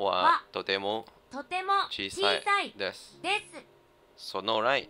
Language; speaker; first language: Japanese; non-native, learner; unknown